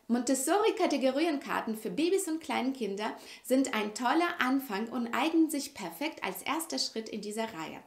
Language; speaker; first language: German; non-native, fluent; Russian